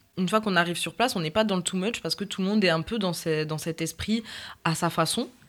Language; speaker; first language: French; native; French